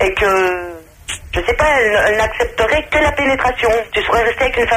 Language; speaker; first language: French; native; French